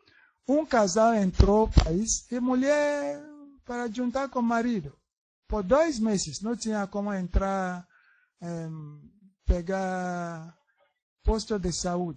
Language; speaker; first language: Portuguese; non-native, learner; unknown